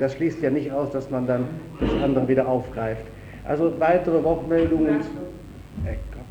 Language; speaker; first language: German; native; German